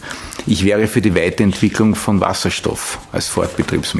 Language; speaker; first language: German; native; German